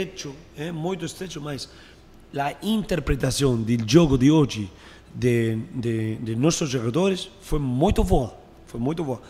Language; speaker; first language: Portuguese; non-native, learner; Spanish